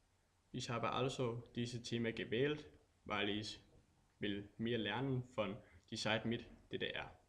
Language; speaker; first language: German; non-native, learner; Danish